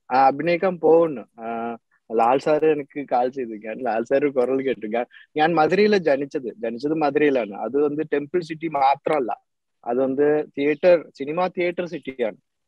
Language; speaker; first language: Malayalam; non-native, local second language; Tamil